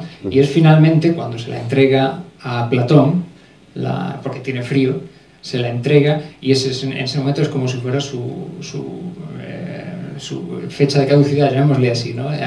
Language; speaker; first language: Spanish; native; Spanish